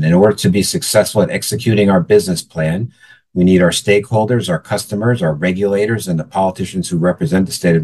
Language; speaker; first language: English; native; English